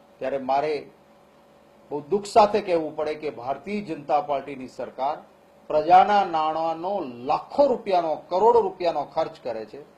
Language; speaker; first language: Gujarati; non-native, local second language; Kachhi